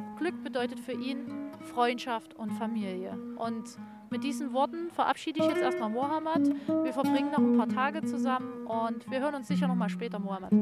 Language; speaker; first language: German; native; German